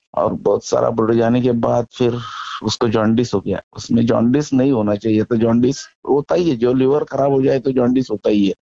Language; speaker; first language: Hindi; non-native, local second language; Marathi